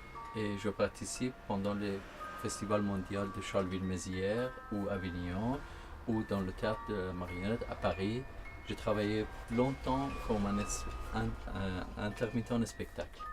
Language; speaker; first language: French; non-native, fluent; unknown